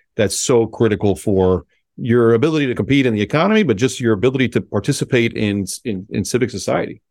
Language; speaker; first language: English; early bilingual, other home language; Spanish